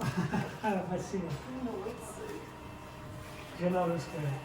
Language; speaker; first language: Russian; non-native, learner; English